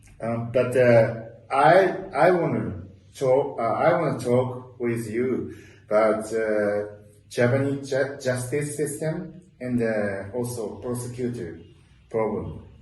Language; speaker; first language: English; non-native, learner; Japanese